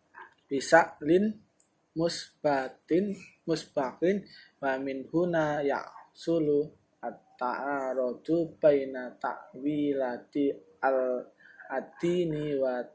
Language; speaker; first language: Arabic; non-native, learner; Indonesian